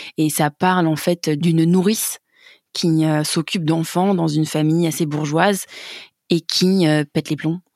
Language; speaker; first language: French; native; French